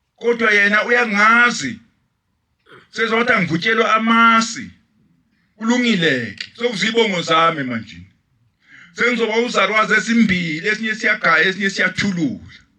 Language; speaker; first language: Zulu; native; Zulu